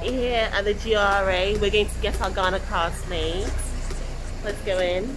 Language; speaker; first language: English; non-native, local second language; Akan